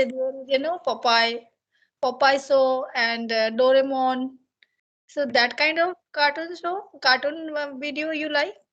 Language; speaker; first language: English; non-native, learner; Hindi